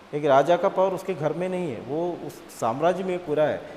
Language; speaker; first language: Hindi; non-native, local second language; Malayalam